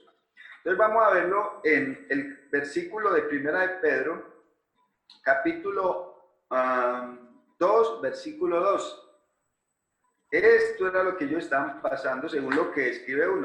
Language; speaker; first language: Spanish; native; Spanish